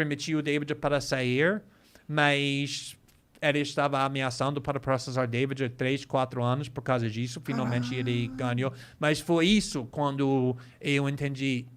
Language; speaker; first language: Portuguese; non-native, fluent; English